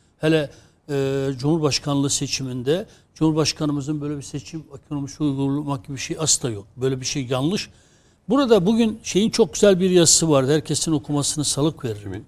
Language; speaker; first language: Turkish; non-native, local second language; Kurdish